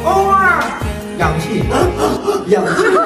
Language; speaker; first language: Chinese; native; Chinese